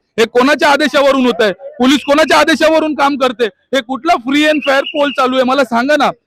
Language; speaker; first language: Marathi; non-native, local second language; Lambadi